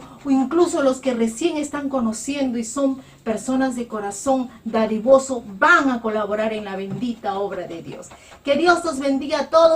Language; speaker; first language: Spanish; native; Spanish